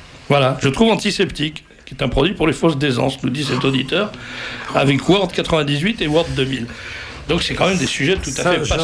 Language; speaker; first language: French; native; French